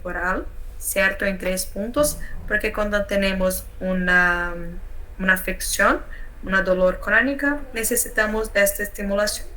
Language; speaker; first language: Spanish; non-native, learner; Portuguese